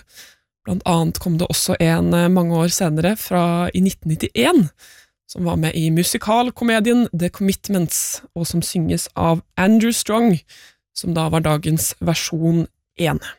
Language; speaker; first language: Norwegian; native; Norwegian